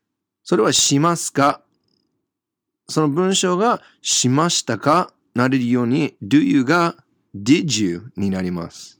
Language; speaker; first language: Japanese; non-native, fluent; English